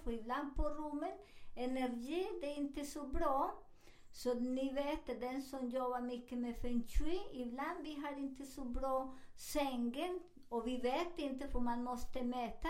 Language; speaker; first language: Swedish; non-native, fluent; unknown